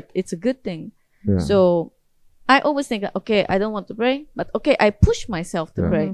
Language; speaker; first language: English; non-native, fluent; Japanese